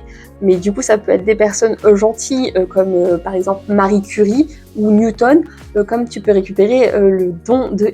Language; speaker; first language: French; native; French